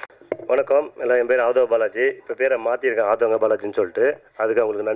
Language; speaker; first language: Tamil; native; Tamil